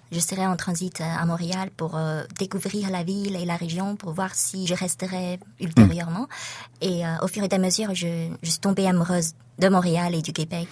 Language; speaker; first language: French; non-native, fluent; Chinese